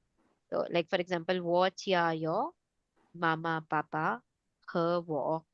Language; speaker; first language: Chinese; non-native, fluent; Hindi